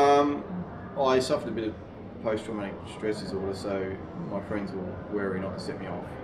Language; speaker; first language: English; native; English